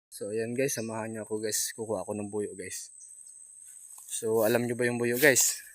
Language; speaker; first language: Filipino; non-native, local second language; Cebuano